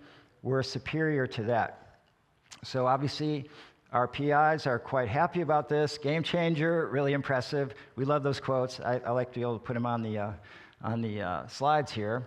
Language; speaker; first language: English; native; English